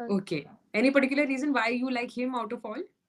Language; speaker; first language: English; non-native, local second language; Hindi